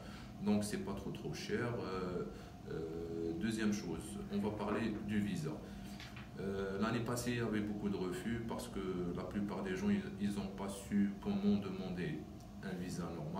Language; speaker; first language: French; non-native, local second language; Arabic